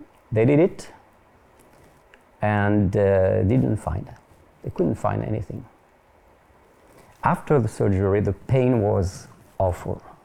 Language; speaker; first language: English; non-native, fluent; French